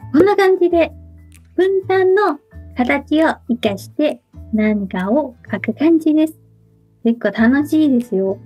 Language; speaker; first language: Japanese; non-native, fluent; Chinese